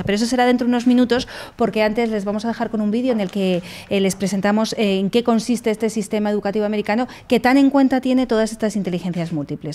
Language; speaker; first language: Spanish; native; Spanish